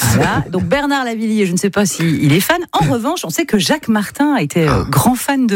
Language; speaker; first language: French; native; French